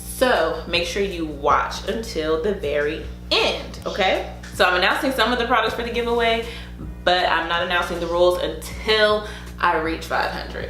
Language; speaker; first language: English; native; English